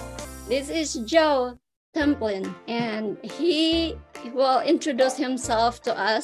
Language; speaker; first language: English; non-native, local second language; Filipino